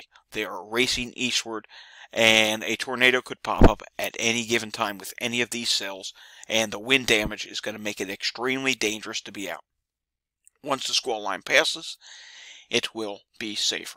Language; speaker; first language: English; native; English